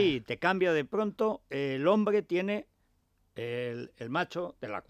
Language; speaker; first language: Spanish; native; Spanish